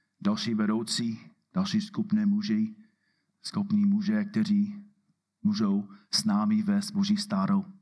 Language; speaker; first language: Czech; non-native, fluent; English